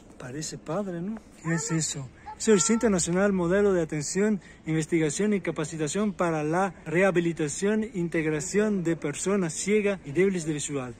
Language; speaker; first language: Spanish; non-native, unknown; Italian